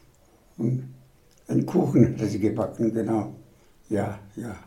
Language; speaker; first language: German; non-native, fluent; Bangla